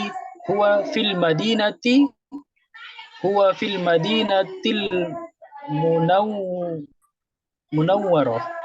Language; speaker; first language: Arabic; non-native, learner; Indonesian